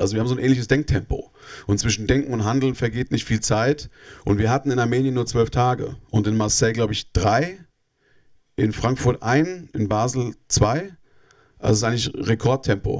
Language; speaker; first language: German; native; German